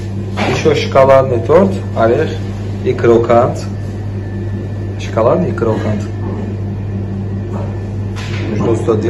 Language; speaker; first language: Russian; non-native, learner; Turkish